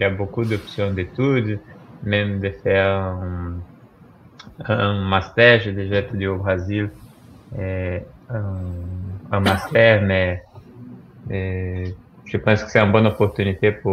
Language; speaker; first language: French; non-native, fluent; Portuguese